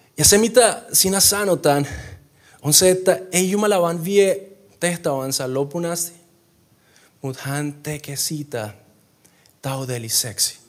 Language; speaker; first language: Finnish; non-native, fluent; Spanish